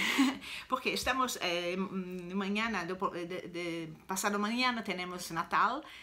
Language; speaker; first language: Spanish; non-native, learner; Italian